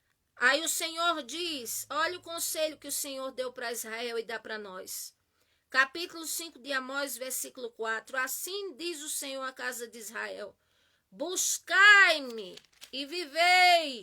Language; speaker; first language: Portuguese; native; Portuguese